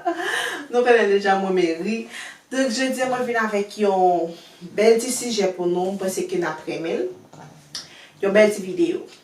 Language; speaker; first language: French; non-native, learner; Haitian Creole